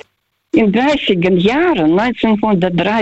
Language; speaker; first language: German; non-native, fluent; Russian